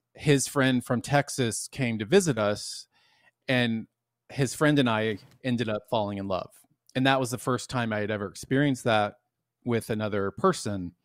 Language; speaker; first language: English; native; English